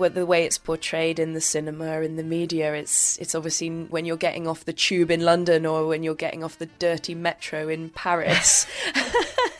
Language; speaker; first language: English; native; English